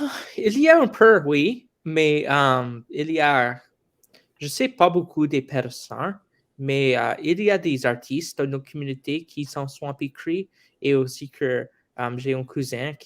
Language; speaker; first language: French; non-native, local second language; English